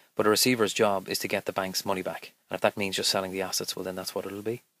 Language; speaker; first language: English; native; English